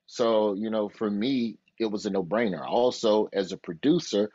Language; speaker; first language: English; native; English